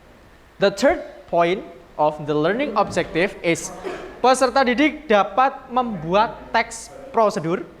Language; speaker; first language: English; non-native, learner; Indonesian